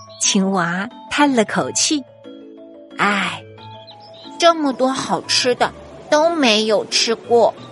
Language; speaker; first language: Chinese; native; Chinese